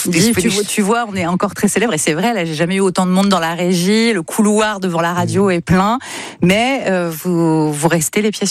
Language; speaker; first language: French; native; French